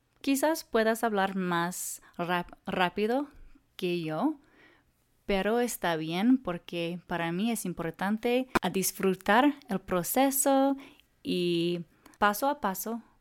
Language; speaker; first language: Spanish; non-native, learner; English